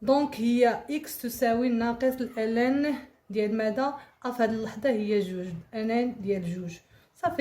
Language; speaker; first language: Arabic; native; Arabic